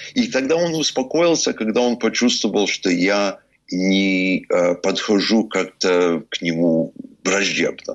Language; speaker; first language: Russian; early bilingual, heritage; Russian